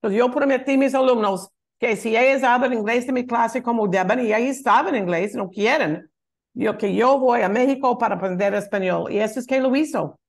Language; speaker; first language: Spanish; non-native, learner; English